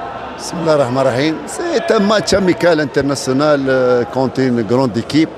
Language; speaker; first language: French; non-native, fluent; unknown